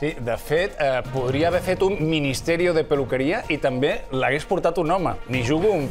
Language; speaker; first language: Catalan; native; Catalan